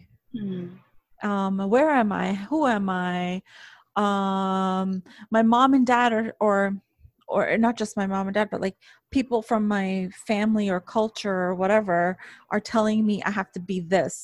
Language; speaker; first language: English; native; English